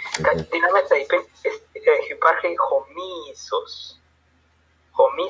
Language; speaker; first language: Greek; non-native, learner; Spanish